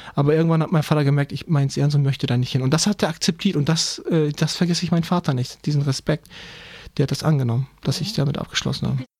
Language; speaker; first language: German; non-native, fluent; Turkish